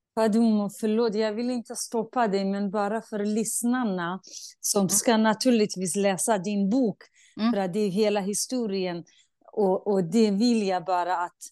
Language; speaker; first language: Swedish; non-native, fluent; Kurdish